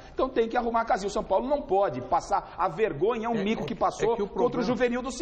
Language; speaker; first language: Portuguese; native; Portuguese